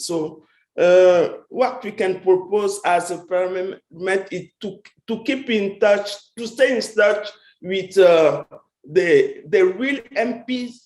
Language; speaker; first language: English; non-native, fluent; French